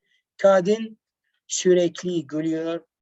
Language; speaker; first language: Turkish; non-native, learner; Arabic